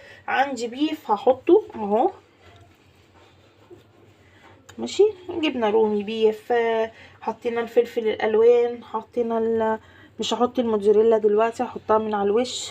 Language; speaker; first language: Arabic; native; Arabic